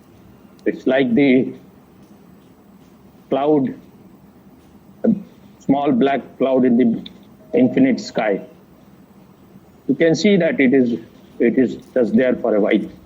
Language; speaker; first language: English; non-native, fluent; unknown